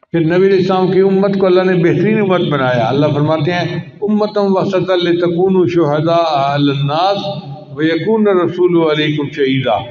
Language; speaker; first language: Urdu; non-native, local second language; Punjabi